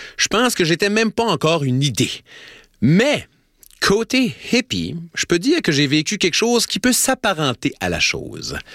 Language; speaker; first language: French; native; French